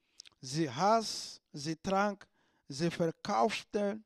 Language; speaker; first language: German; non-native, learner; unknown